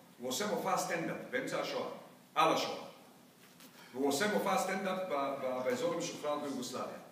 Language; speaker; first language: Hebrew; non-native, fluent; Bosnian